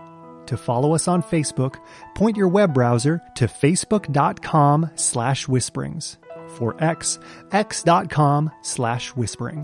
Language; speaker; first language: English; native; English